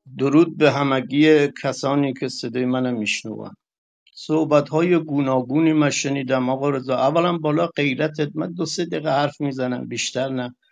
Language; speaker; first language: Persian; non-native, local second language; Kurdish